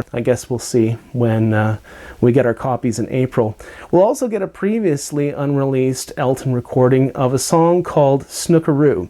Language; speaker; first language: English; native; English